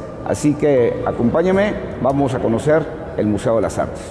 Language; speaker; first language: Spanish; native; Spanish